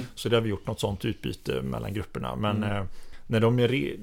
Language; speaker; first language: Swedish; native; Swedish